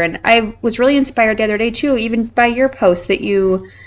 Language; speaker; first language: English; native; English